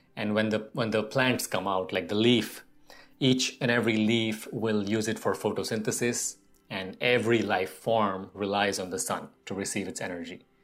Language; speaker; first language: English; non-native, local second language; Gujarati